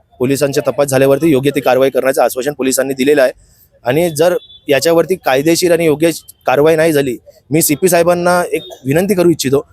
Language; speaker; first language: Marathi; native; Marathi